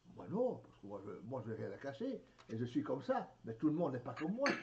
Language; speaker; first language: French; native; French